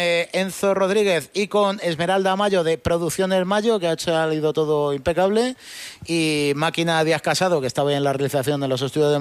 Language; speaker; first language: Spanish; native; Spanish